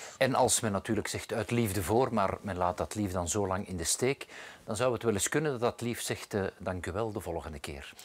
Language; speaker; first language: Dutch; native; Dutch